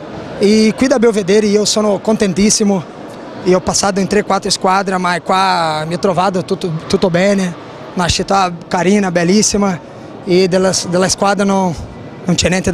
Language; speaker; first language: Italian; non-native, fluent; Portuguese